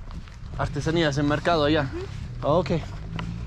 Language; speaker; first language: Spanish; non-native, learner; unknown